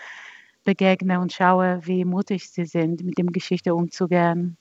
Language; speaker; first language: German; non-native, fluent; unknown